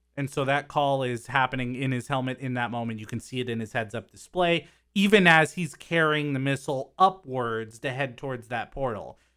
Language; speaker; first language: English; native; English